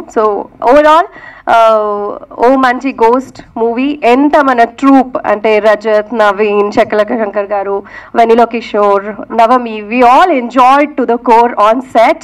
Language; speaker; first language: Telugu; non-native, local second language; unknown